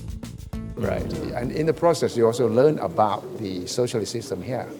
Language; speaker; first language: English; non-native, fluent; Thai